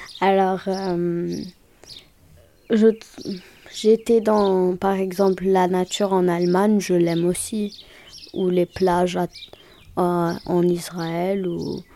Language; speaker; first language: French; non-native, local second language; German